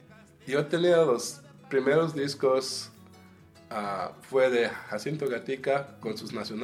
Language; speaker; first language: Spanish; early bilingual, heritage; Spanish